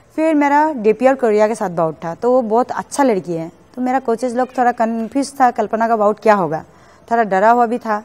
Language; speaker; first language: Hindi; non-native, local second language; Assamese